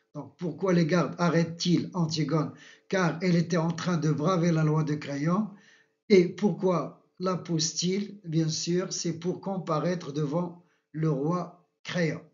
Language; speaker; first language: French; non-native, local second language; Arabic